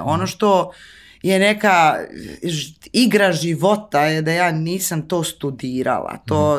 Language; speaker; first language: Serbian; native; Serbian